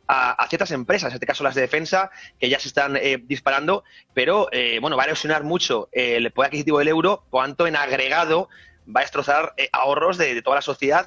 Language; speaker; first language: Spanish; native; Spanish